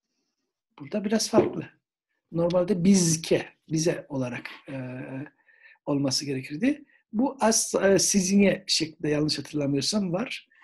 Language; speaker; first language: Turkish; native; Turkish